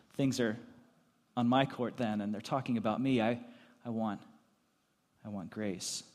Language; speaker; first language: English; native; English